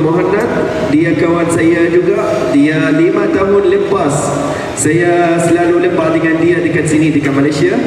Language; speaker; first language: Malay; non-native, fluent; Arabic